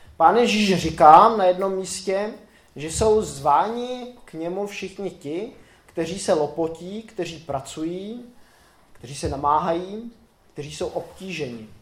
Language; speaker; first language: Czech; native; Czech